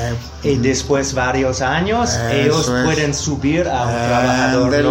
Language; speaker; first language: Spanish; non-native, learner; English